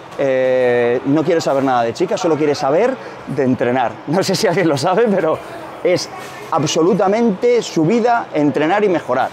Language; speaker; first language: Spanish; native; Spanish